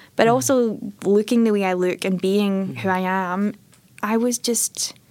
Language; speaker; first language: English; native; English